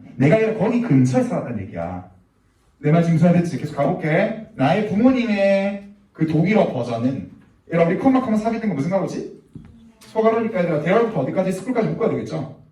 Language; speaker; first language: Korean; native; Korean